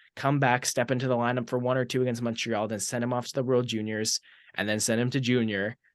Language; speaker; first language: English; native; English